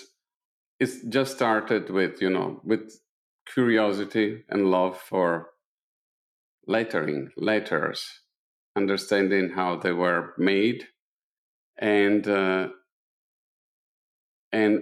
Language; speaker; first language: English; non-native, fluent; Italian